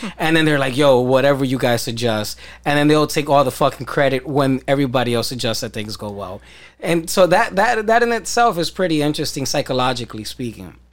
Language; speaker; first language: English; early bilingual, other home language; Spanish